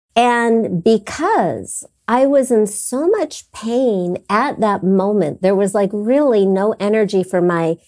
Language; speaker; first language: English; native; English